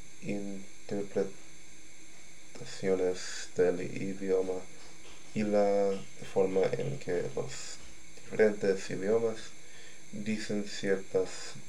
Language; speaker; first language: Spanish; non-native, learner; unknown